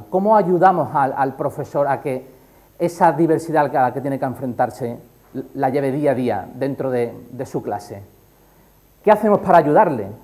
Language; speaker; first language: Spanish; native; Spanish